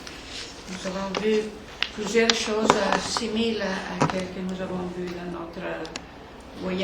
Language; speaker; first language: French; non-native, fluent; Italian